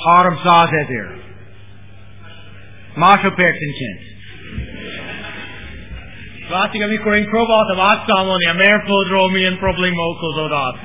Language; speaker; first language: Hungarian; non-native, learner; English